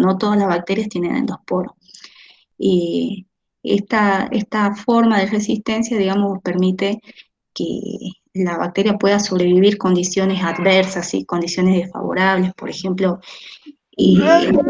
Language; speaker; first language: Spanish; native; Spanish